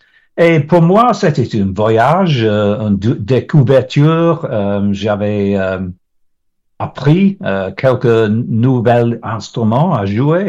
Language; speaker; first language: French; non-native, learner; English